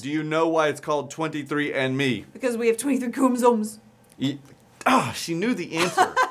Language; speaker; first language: English; native; English